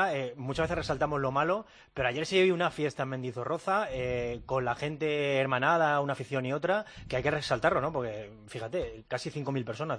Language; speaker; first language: Spanish; native; Spanish